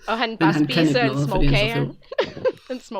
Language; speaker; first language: Danish; non-native, fluent; English